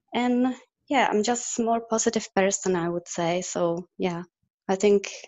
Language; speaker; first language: English; non-native, fluent; Czech